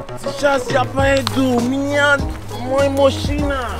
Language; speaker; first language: Russian; non-native, learner; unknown